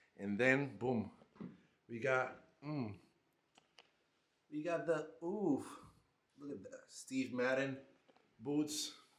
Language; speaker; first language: English; non-native, fluent; Spanish